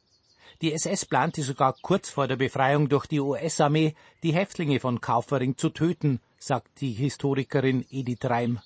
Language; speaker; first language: German; native; German